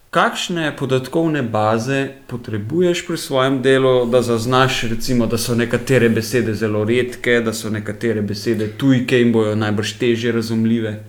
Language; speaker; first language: Slovenian; native; Slovenian